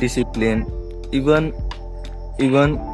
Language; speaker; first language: English; non-native, learner; Hindi